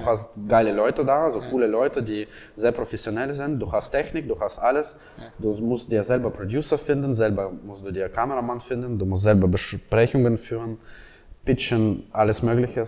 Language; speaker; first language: German; non-native, fluent; Russian